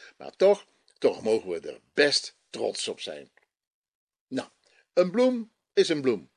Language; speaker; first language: Dutch; native; Dutch